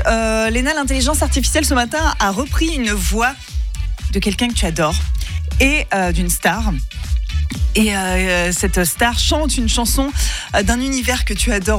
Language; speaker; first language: French; native; French